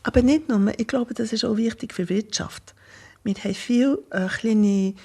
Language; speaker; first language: German; non-native, local second language; French